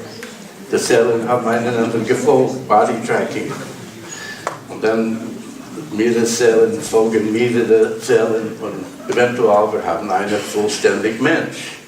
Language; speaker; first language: German; non-native, learner; English